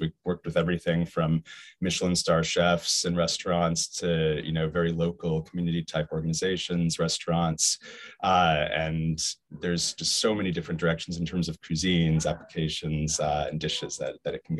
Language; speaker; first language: English; native; English